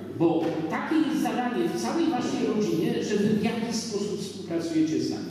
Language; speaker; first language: Polish; native; Polish